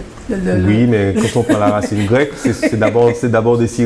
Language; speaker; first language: French; native; French